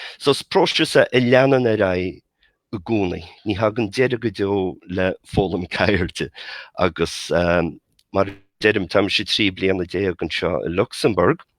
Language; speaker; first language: Irish; native; Irish